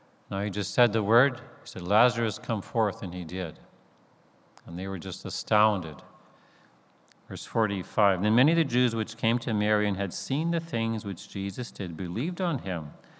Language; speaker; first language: English; native; English